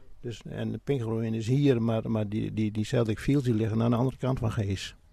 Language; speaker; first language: Dutch; native; Dutch